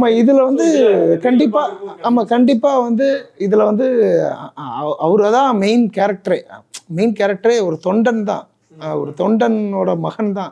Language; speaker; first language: Tamil; native; Tamil